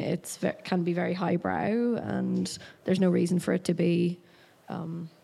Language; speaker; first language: English; native; English